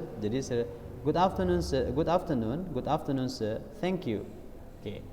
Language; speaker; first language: English; non-native, learner; Indonesian